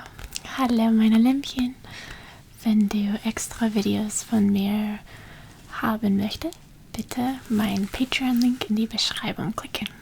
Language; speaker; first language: German; non-native, learner; English